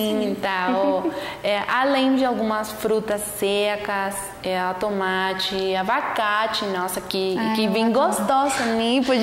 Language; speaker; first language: Portuguese; non-native, learner; Spanish